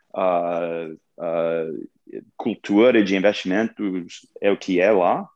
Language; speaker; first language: Portuguese; non-native, fluent; English